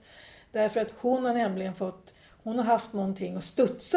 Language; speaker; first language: Swedish; native; Swedish